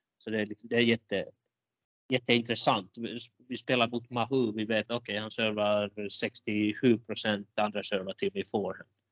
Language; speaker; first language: Swedish; non-native, local second language; Finnish